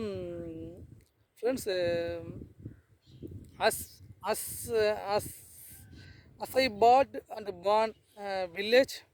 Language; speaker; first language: English; non-native, learner; Tamil